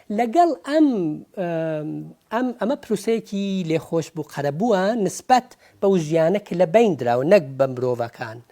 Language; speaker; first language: Central Kurdish; early bilingual, heritage; Central Kurdish